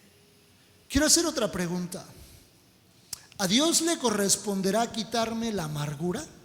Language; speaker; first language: Spanish; native; Spanish